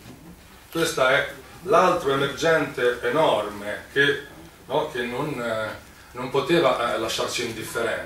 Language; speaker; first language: Italian; native; Italian